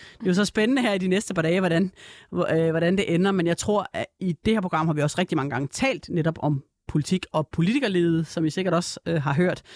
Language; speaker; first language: Danish; native; Danish